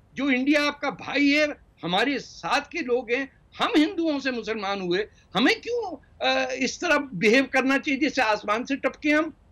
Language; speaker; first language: Urdu; non-native, local second language; Punjabi